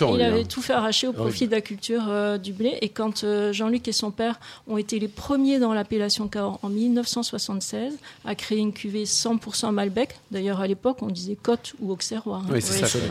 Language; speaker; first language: French; native; French